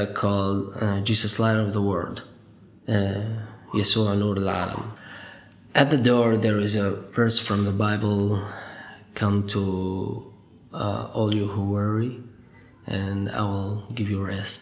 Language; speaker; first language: English; non-native, fluent; Arabic